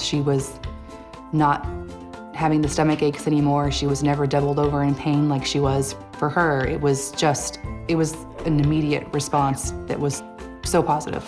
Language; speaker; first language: English; native; English